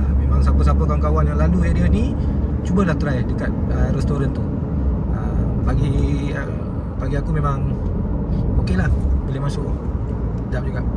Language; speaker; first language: Malay; native; Malay